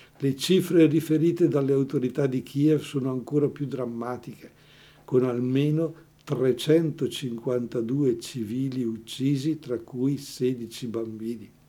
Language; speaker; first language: Italian; native; Italian